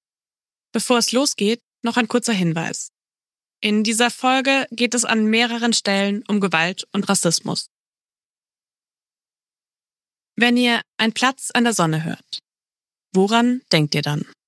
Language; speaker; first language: German; native; German